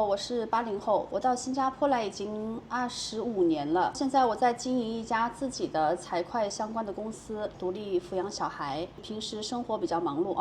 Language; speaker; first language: Chinese; native; Chinese